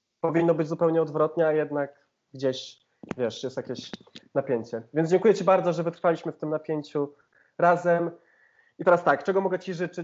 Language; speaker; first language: Polish; native; Polish